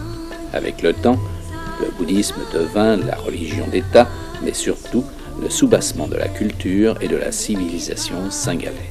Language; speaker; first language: French; native; French